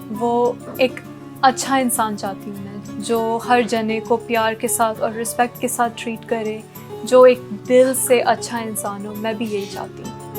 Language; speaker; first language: Hindi; non-native, local second language; Punjabi